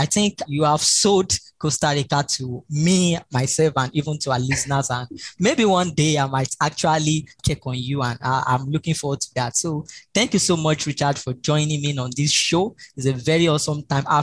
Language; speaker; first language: English; non-native, local second language; Yoruba